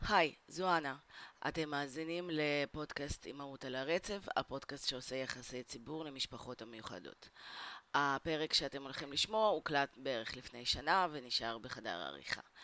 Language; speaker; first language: Hebrew; early bilingual, other home language; Russian